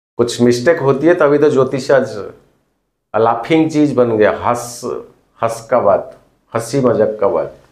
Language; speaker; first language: Hindi; non-native, local second language; Odia